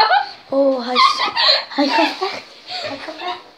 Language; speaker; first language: Dutch; non-native, local second language; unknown